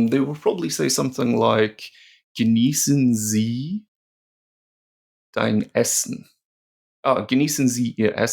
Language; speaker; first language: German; non-native, fluent; English